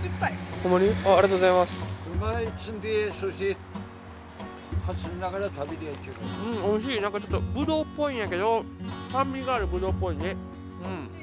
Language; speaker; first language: Japanese; native; Japanese